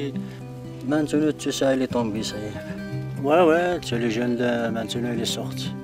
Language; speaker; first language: French; non-native, learner; Berber languages